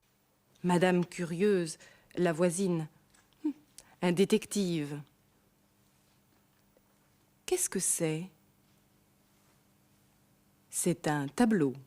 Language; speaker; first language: French; non-native, fluent; German